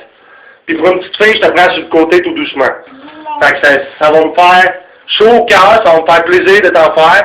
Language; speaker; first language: French; native; French